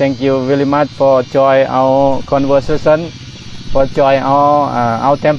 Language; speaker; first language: English; non-native, learner; Thai